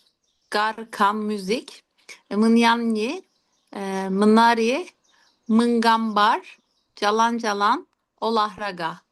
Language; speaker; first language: Indonesian; non-native, learner; Turkish